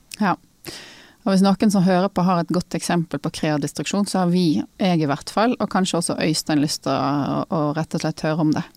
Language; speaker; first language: Norwegian; native; Norwegian